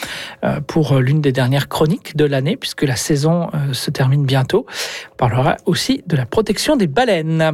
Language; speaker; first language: French; native; French